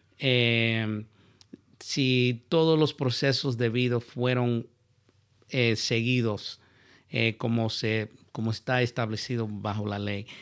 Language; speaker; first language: Spanish; early bilingual, heritage; Spanish